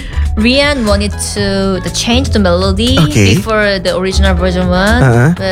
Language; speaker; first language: English; non-native, learner; Korean